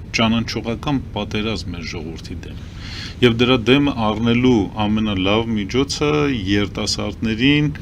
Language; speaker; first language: Armenian; early bilingual, heritage; Armenian